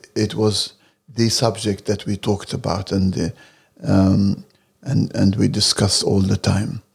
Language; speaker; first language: English; non-native, fluent; Arabic